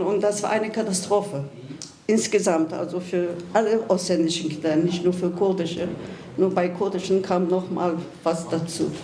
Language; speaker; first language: German; non-native, fluent; Kurdish